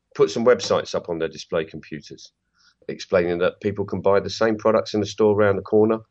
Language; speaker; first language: English; native; English